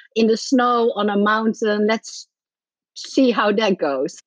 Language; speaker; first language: English; non-native, fluent; Dutch